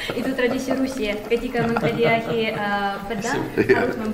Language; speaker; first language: Indonesian; non-native, fluent; Russian